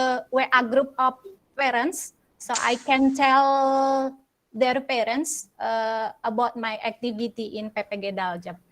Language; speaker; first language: English; non-native, local second language; Indonesian